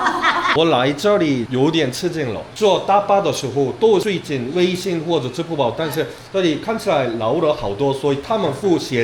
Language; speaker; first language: Chinese; non-native, learner; Korean